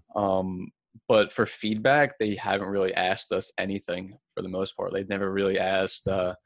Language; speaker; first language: English; native; English